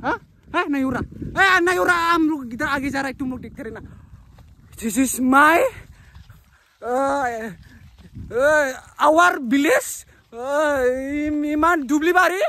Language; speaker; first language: Hindi; non-native, local second language; Bodo